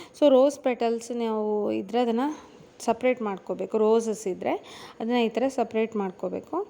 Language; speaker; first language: Kannada; non-native, local second language; Tulu